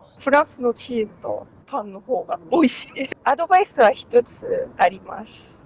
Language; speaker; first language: Japanese; non-native, fluent; French